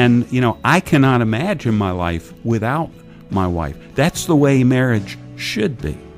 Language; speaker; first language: English; native; English